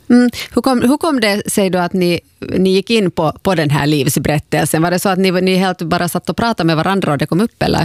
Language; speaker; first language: Swedish; native; Swedish